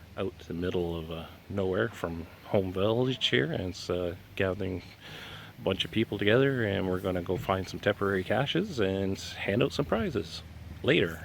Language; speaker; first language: English; native; English